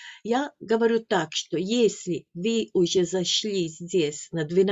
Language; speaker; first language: Russian; non-native, fluent; Latvian